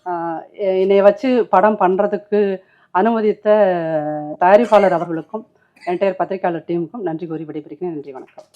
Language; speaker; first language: Tamil; native; Tamil